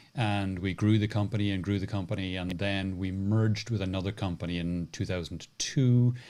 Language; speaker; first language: English; native; English